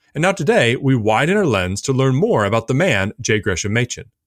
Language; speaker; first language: English; native; English